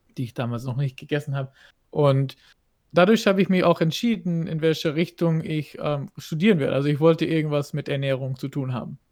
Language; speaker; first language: German; non-native, fluent; Hebrew